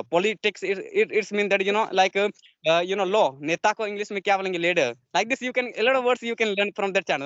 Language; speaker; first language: English; non-native, learner; Santali